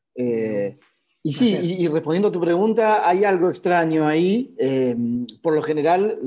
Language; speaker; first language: Spanish; native; Spanish